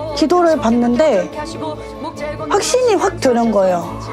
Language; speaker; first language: Korean; native; Korean